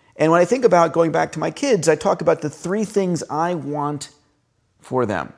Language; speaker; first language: English; early bilingual, other home language; Greek